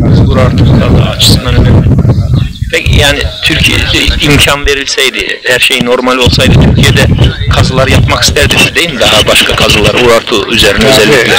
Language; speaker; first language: Turkish; native; Turkish